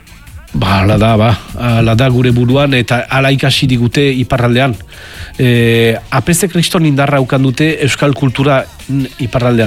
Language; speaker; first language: Basque; native; Basque